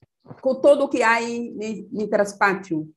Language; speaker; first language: Portuguese; non-native, fluent; Spanish